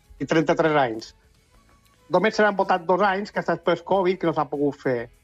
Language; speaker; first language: Catalan; native; Catalan